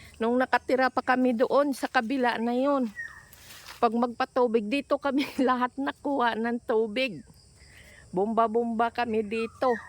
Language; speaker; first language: Filipino; non-native, local second language; Hiligaynon